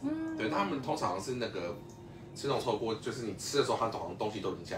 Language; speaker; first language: Chinese; native; Chinese